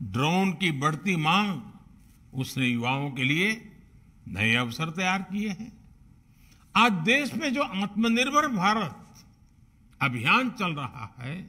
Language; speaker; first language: Hindi; non-native, local second language; Gujarati